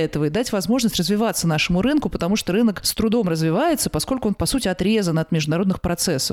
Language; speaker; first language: Russian; native; Russian